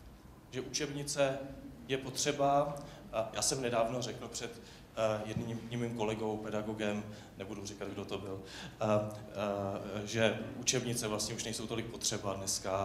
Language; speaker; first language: Czech; native; Czech